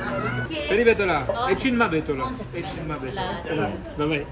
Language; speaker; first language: Nepali; non-native, fluent; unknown